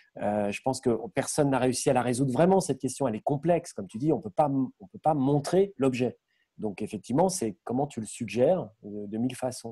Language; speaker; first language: French; native; French